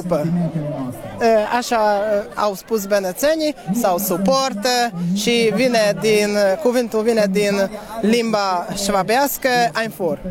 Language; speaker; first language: Romanian; non-native, learner; Hungarian